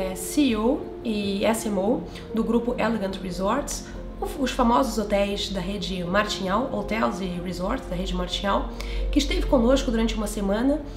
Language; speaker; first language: Portuguese; native; Portuguese